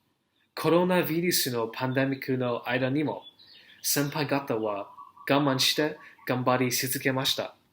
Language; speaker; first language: Japanese; non-native, learner; English